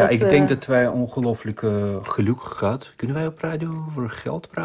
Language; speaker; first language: Dutch; non-native, fluent; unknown